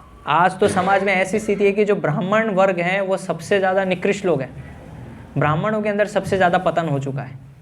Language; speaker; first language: Hindi; native; Hindi